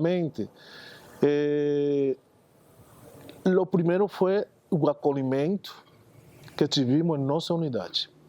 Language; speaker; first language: Portuguese; non-native, fluent; Spanish